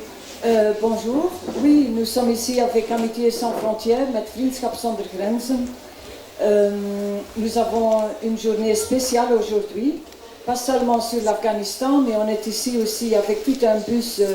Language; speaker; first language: French; non-native, local second language; Dutch